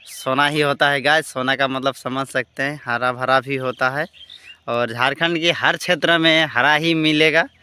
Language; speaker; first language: Hindi; native; Hindi